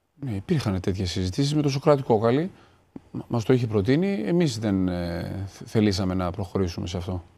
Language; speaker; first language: Greek; native; Greek